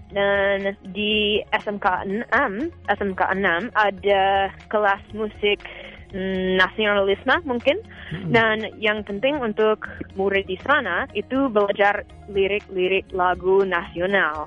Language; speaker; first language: Indonesian; non-native, fluent; English